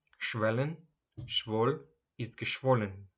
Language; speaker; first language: German; non-native, learner; Ukrainian